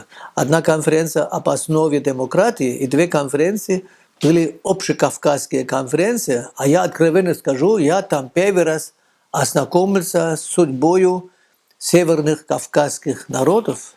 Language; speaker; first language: Russian; non-native, fluent; German